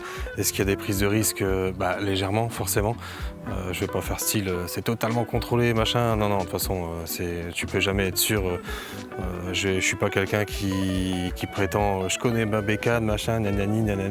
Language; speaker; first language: French; native; French